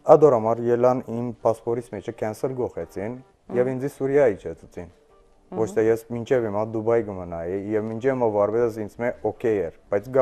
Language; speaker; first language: Armenian; early bilingual, heritage; Armenian